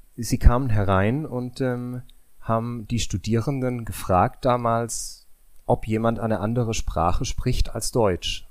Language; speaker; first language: German; native; German